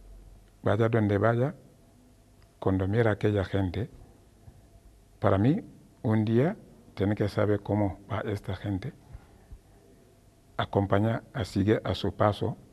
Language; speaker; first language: Spanish; non-native, learner; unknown